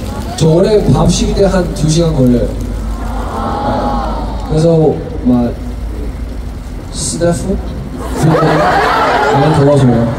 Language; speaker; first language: Korean; non-native, learner; Chinese